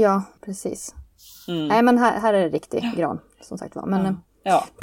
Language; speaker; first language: Swedish; native; Swedish